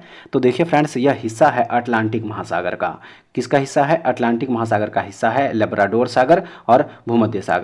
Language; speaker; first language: Hindi; native; Hindi